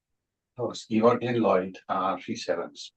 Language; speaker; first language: Welsh; native; Welsh